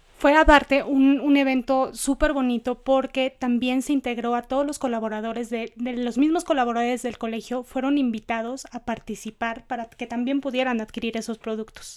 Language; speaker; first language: Spanish; native; Spanish